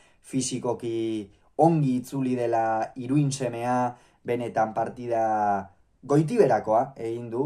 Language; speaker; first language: Basque; native; Basque